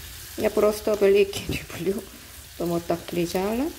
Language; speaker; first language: Ukrainian; non-native, learner; Korean